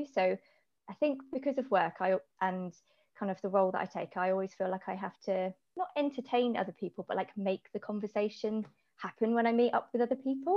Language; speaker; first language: English; native; English